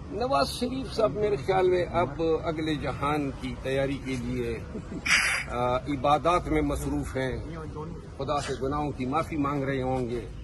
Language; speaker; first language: Urdu; non-native, local second language; Pashto